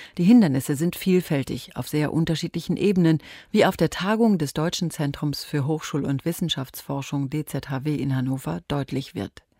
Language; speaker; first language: German; native; German